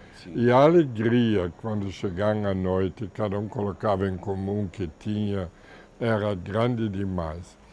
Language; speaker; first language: Portuguese; non-native, fluent; German